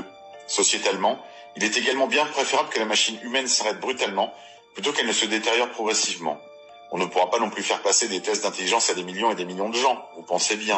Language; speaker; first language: French; native; French